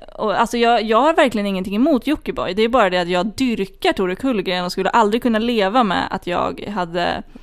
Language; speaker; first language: Swedish; native; Swedish